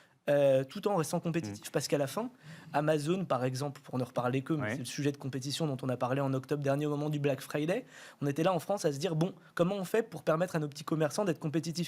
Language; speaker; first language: French; native; French